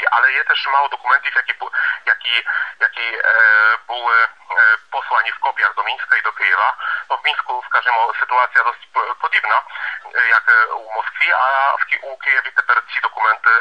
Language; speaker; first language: Ukrainian; non-native, fluent; Polish